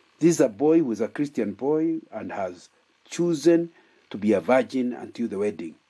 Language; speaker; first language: English; non-native, local second language; Kikuyu